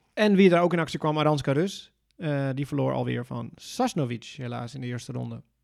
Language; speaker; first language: Dutch; native; Dutch